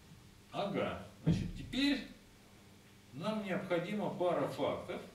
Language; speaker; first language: Russian; native; Russian